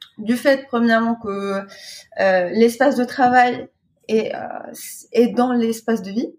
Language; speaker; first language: French; non-native, local second language; Arabic